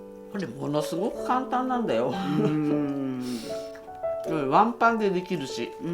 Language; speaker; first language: Japanese; native; Japanese